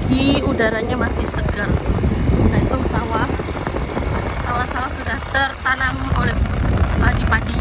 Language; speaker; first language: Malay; non-native, local second language; Javanese